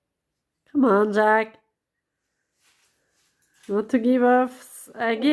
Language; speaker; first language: English; non-native, learner; French